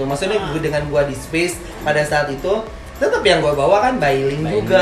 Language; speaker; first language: Indonesian; native; Indonesian